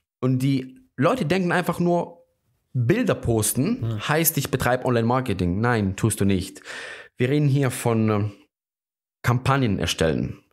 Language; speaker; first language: German; non-native, fluent; Greek